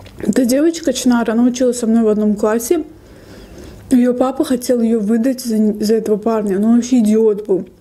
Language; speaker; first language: Russian; non-native, local second language; Lezghian